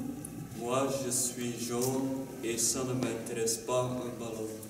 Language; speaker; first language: French; non-native, learner; Dutch